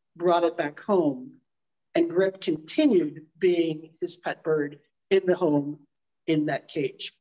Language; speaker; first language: English; native; English